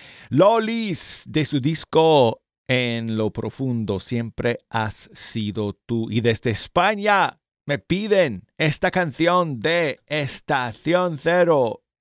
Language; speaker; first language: Spanish; native; Spanish